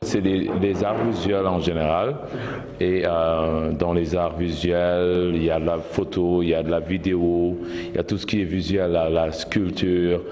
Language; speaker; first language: French; non-native, local second language; Wolof